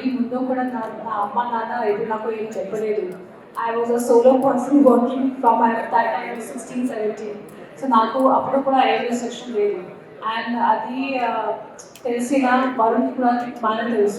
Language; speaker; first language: Telugu; non-native, local second language; Hindi